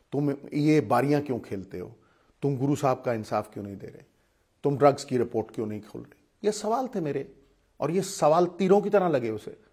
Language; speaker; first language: Hindi; non-native, local second language; Punjabi